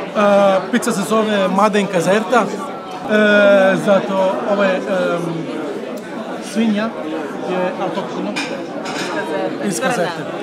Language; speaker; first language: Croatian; non-native, learner; Italian